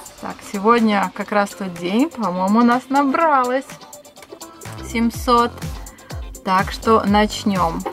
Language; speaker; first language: Russian; native; Russian